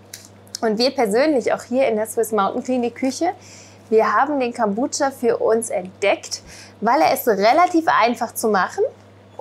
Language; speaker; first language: German; native; German